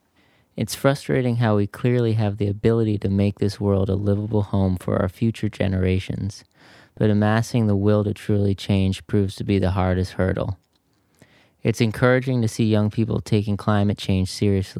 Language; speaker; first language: English; native; English